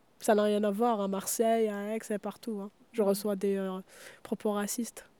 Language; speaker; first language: French; non-native, local second language; Arabic